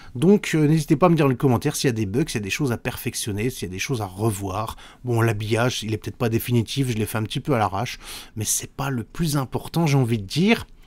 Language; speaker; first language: French; native; French